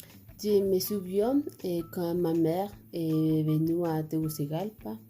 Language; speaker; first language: French; non-native, learner; Spanish